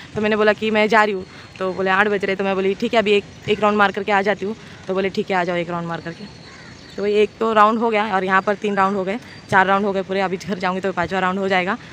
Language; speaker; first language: Hindi; non-native, local second language; Urdu